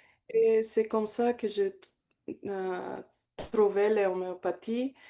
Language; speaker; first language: French; non-native, learner; Bulgarian